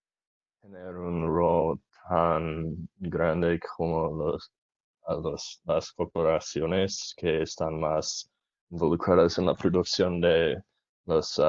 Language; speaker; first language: Spanish; non-native, learner; English